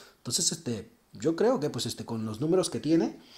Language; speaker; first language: Spanish; native; Spanish